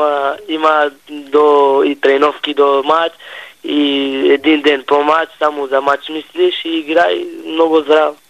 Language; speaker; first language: Bulgarian; non-native, learner; Hebrew